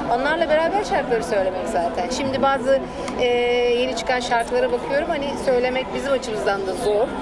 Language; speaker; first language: Turkish; native; Turkish